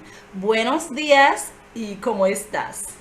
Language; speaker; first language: Spanish; non-native, fluent; English